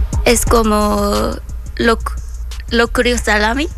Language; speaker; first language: Spanish; non-native, learner; Korean